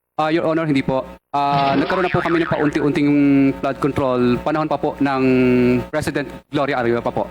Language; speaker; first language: Filipino; non-native, local second language; Cebuano